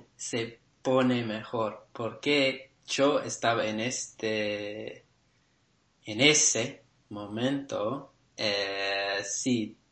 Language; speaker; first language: Spanish; non-native, learner; English